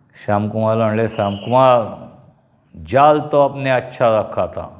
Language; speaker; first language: Hindi; non-native, local second language; Marathi